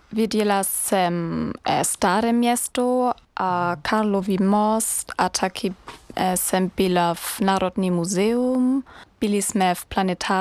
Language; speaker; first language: Czech; non-native, learner; German